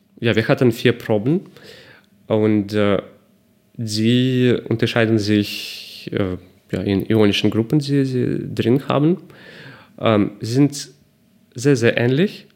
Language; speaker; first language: German; non-native, fluent; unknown